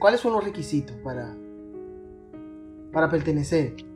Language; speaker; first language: Spanish; native; Spanish